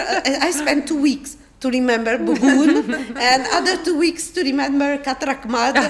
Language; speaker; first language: English; non-native, learner; Italian